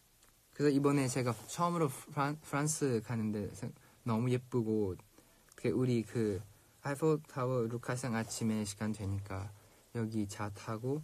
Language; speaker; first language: Korean; non-native, fluent; Thai